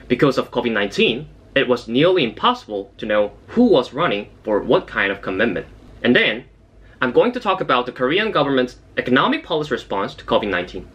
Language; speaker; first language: English; non-native, fluent; Korean